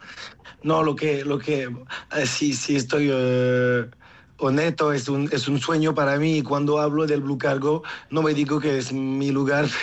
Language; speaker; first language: Spanish; non-native, learner; French